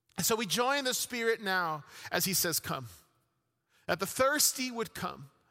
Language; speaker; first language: English; early bilingual, other home language; Arabic